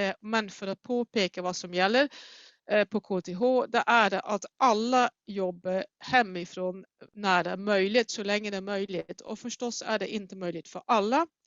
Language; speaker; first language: Swedish; non-native, fluent; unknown